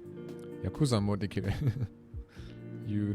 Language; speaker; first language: Japanese; non-native, learner; German